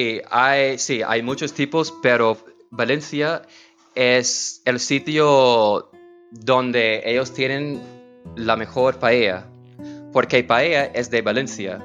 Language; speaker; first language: Spanish; non-native, learner; English